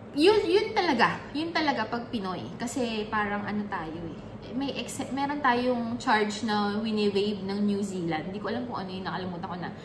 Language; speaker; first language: Filipino; native; Filipino